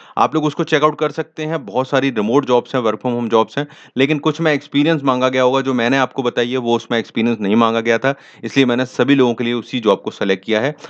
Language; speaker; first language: Hindi; native; Hindi